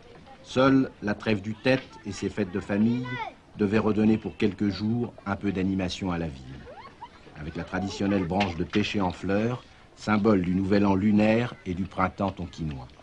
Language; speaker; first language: French; native; French